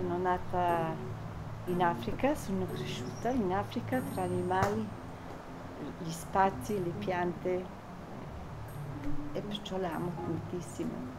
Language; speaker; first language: Italian; early bilingual, heritage; Italian